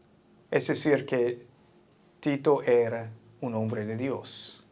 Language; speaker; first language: Spanish; non-native, fluent; English